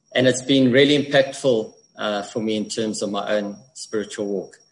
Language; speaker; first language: English; native; English